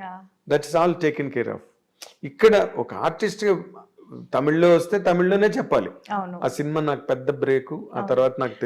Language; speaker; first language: Telugu; native; Telugu